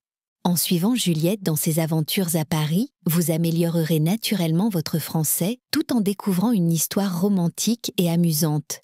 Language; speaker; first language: French; native; French